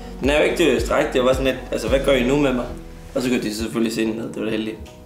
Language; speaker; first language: Danish; native; Danish